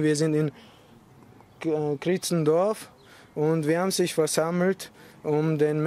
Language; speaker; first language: German; early bilingual, other home language; Chechen